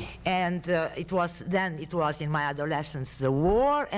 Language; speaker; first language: English; non-native, fluent; Romanian